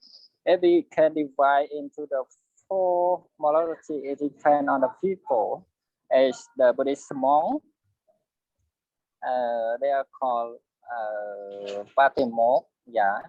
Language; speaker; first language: English; non-native, learner; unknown